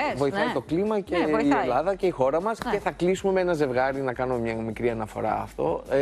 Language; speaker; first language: Greek; native; Greek